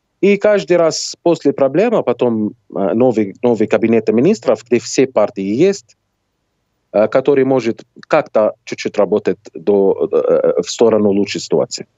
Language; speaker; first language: Russian; non-native, fluent; Arabic